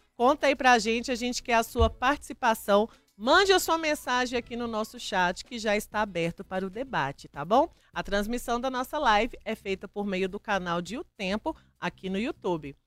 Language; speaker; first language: Portuguese; native; Portuguese